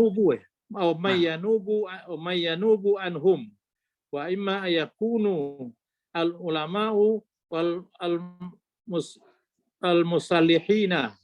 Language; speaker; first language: Arabic; non-native, learner; Indonesian